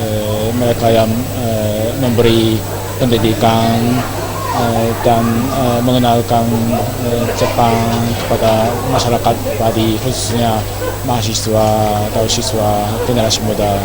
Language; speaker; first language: Indonesian; non-native, fluent; Japanese